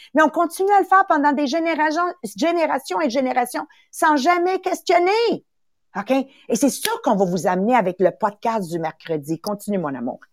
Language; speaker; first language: French; early bilingual, other home language; Italian